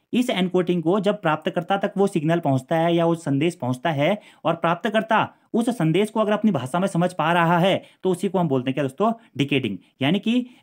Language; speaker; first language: Hindi; native; Hindi